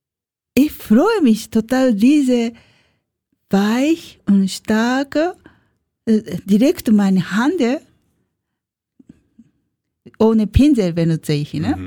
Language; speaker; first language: German; non-native, learner; Japanese